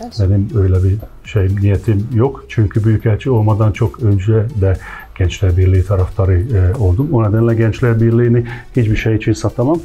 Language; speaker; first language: Turkish; non-native, fluent; Hungarian